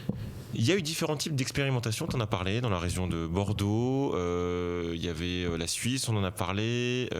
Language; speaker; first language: French; native; French